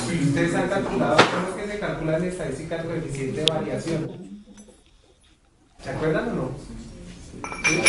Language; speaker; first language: Spanish; native; Spanish